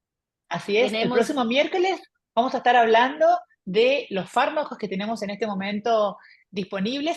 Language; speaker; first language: Spanish; native; Spanish